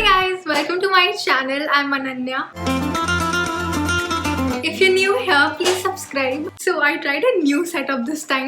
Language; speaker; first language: English; non-native, local second language; Hindi